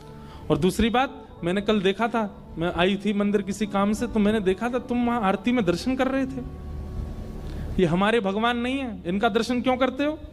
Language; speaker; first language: Hindi; native; Hindi